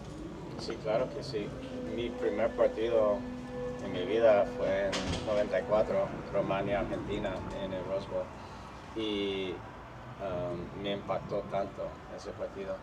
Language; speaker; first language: Spanish; non-native, fluent; English